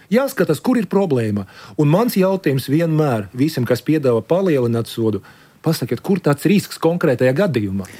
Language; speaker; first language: Latvian; non-native, local second language; Russian